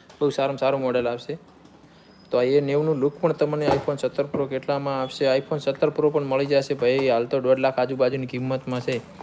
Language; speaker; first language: Gujarati; native; Gujarati